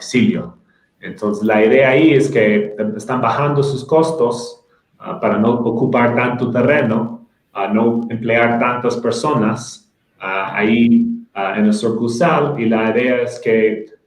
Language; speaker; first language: Spanish; non-native, fluent; English